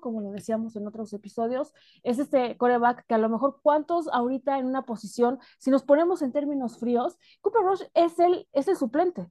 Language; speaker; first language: Spanish; native; Spanish